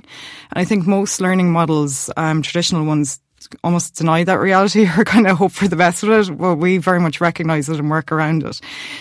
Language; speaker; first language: English; native; English